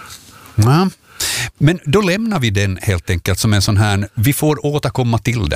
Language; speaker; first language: Swedish; native; Swedish